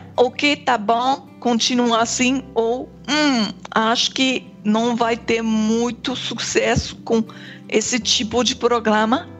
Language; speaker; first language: Portuguese; non-native, fluent; English